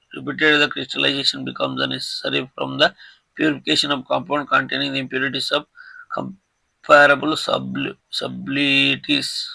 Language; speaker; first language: English; non-native, local second language; Telugu